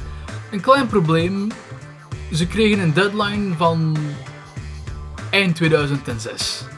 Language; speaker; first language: Dutch; native; Dutch